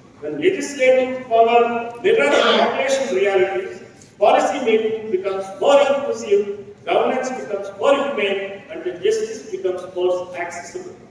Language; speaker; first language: English; non-native, local second language; Telugu